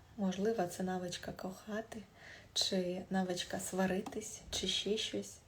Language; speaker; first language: Ukrainian; non-native, local second language; Russian